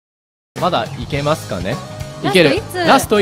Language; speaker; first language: Japanese; native; Japanese